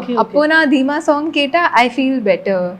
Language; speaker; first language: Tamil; non-native, fluent; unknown